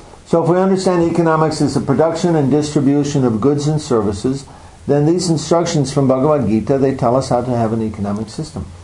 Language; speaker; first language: English; native; English